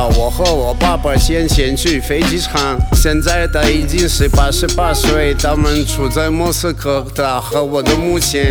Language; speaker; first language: Chinese; non-native, learner; Russian